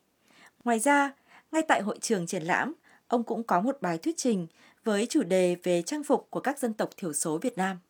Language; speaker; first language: Vietnamese; native; Vietnamese